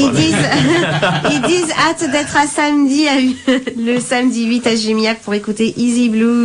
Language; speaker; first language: French; native; French